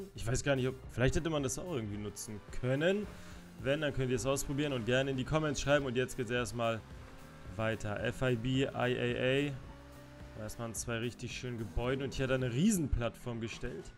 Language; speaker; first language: German; native; German